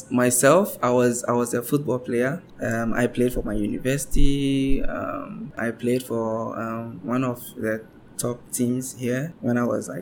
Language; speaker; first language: English; non-native, local second language; Ga